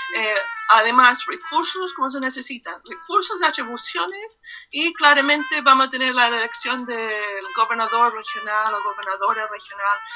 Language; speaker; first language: Spanish; non-native, fluent; English